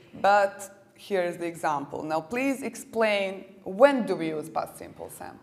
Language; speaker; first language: English; non-native, fluent; Serbian